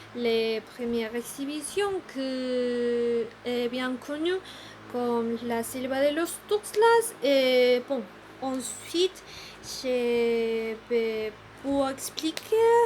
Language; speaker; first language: French; non-native, learner; Spanish